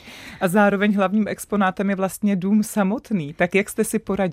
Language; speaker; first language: Czech; native; Czech